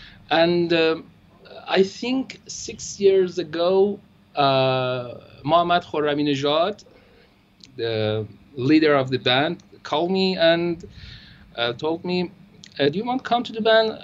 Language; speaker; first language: English; non-native, learner; Persian